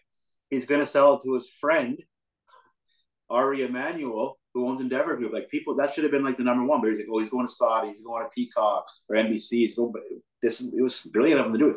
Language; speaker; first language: English; native; English